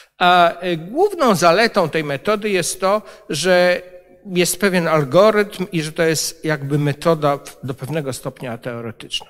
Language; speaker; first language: Polish; native; Polish